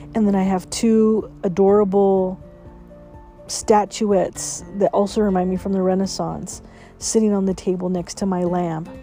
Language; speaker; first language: English; native; English